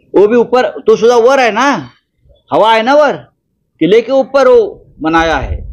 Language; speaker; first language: Hindi; non-native, local second language; Marathi